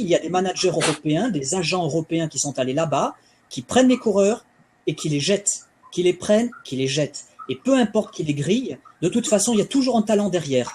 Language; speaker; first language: French; native; French